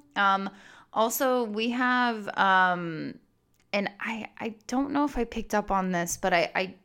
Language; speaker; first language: English; native; English